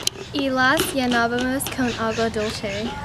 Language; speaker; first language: Spanish; non-native, learner; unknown